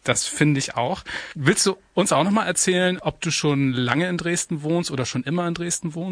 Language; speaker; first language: German; native; German